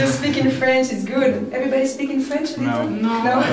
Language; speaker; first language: English; non-native, learner; French